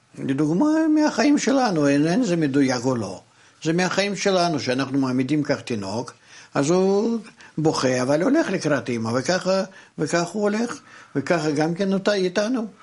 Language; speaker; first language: Hebrew; non-native, fluent; Russian